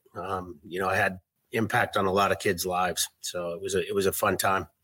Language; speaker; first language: English; native; English